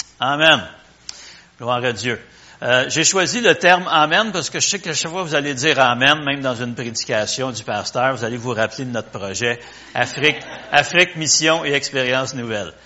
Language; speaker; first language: French; native; French